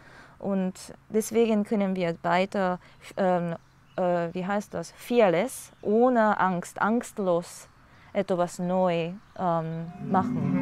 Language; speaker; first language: German; non-native, learner; English